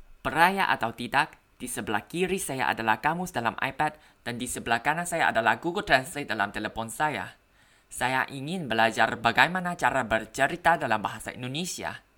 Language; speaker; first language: Indonesian; non-native, learner; Thai